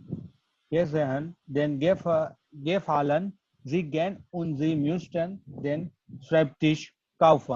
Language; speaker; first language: German; non-native, learner; Gujarati